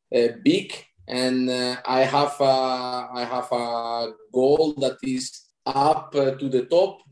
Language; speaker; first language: English; non-native, fluent; Spanish